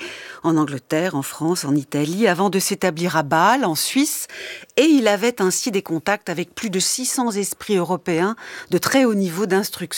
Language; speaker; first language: French; native; French